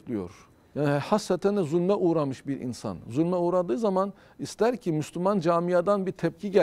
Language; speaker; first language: Turkish; native; Turkish